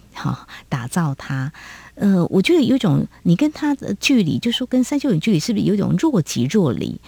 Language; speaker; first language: Chinese; native; Chinese